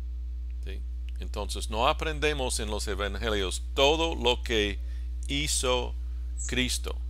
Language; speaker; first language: Spanish; non-native, fluent; English